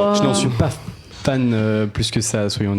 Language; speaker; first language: French; native; French